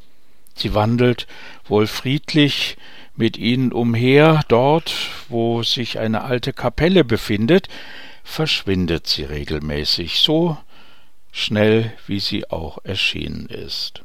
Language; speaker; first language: German; native; German